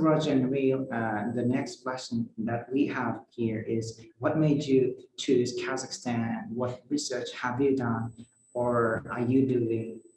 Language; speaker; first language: English; non-native, fluent; Kazakh